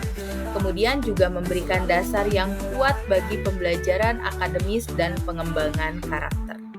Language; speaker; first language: Indonesian; native; Indonesian